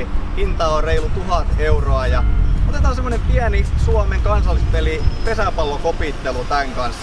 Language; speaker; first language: Finnish; native; Finnish